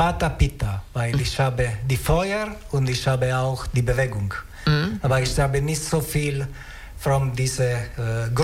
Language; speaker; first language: German; non-native, learner; Italian